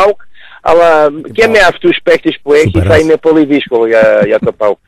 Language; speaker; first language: Greek; non-native, fluent; Portuguese